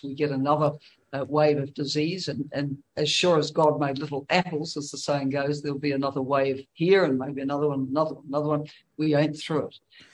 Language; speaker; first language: English; native; English